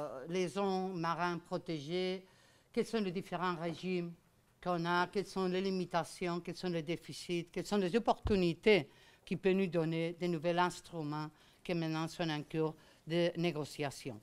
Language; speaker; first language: French; non-native, fluent; Spanish